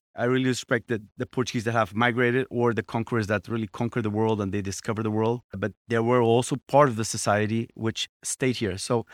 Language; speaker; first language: English; non-native, fluent; Portuguese